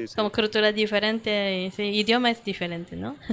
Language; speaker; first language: Spanish; non-native, fluent; Japanese